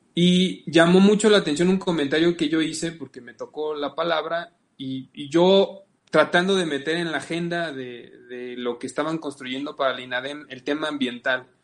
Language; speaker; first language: Spanish; native; Spanish